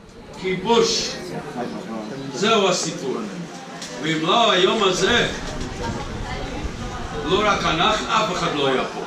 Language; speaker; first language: Hebrew; non-native, fluent; English